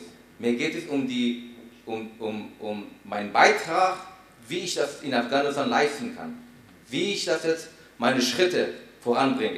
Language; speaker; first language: German; non-native, fluent; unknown